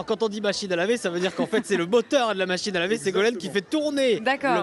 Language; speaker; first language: French; native; French